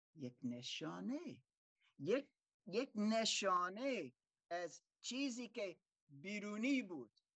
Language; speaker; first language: Persian; non-native, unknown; German